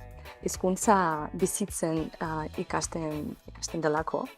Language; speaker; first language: Basque; non-native, learner; Spanish